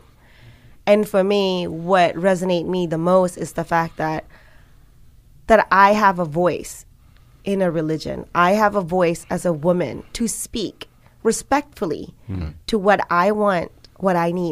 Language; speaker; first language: English; non-native, local second language; Malay